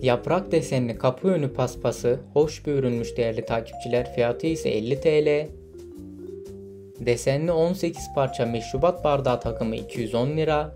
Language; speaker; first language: Turkish; native; Turkish